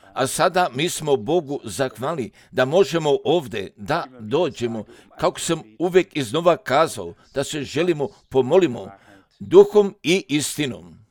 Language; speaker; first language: Croatian; early bilingual, heritage; Serbian